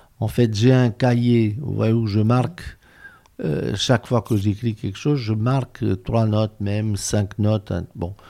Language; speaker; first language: French; non-native, fluent; Romanian